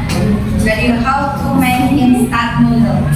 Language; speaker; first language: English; non-native, learner; Indonesian